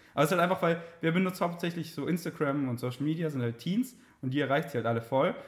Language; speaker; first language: German; native; German